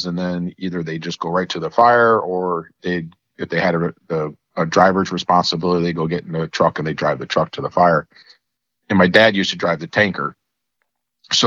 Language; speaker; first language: English; native; English